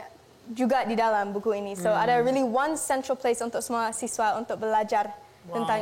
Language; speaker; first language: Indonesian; non-native, local second language; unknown